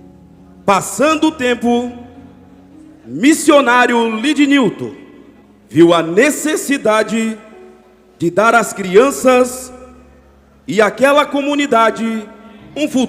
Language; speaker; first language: Portuguese; native; Portuguese